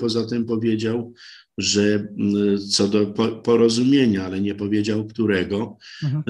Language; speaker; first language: Polish; native; Polish